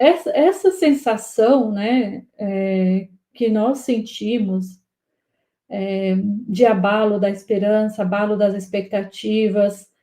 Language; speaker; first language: Portuguese; native; Portuguese